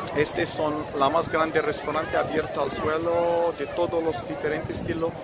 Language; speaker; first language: Spanish; non-native, learner; Arabic